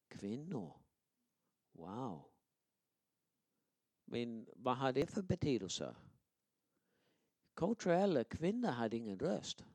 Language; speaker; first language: Swedish; non-native, fluent; English